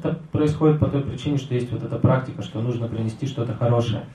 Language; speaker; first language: Russian; native; Russian